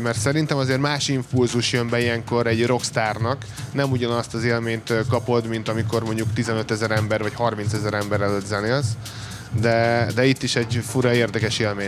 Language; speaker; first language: Hungarian; native; Hungarian